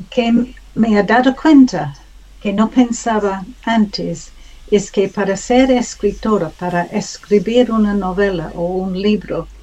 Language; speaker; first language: Spanish; non-native, learner; English